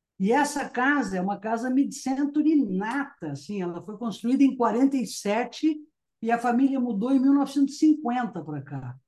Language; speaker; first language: Portuguese; native; Portuguese